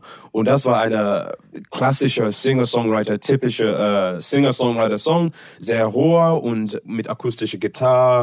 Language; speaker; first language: German; non-native, learner; English